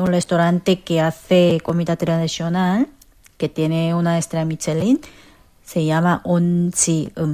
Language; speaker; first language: Spanish; non-native, fluent; Korean